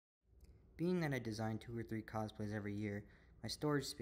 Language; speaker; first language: English; native; English